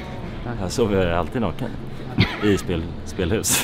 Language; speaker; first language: Swedish; native; Swedish